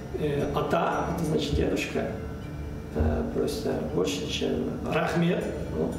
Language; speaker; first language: Russian; non-native, learner; Hungarian